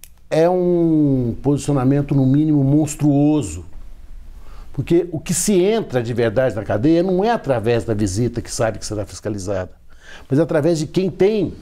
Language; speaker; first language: Portuguese; native; Portuguese